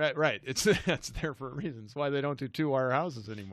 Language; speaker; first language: English; native; English